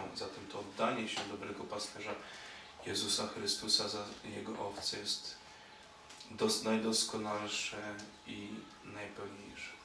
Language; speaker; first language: Polish; native; Polish